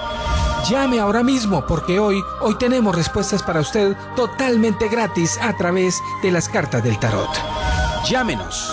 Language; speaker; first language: Spanish; native; Spanish